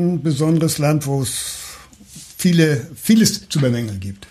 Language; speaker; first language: German; native; German